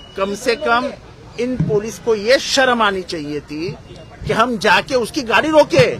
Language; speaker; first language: Hindi; non-native, local second language; Marathi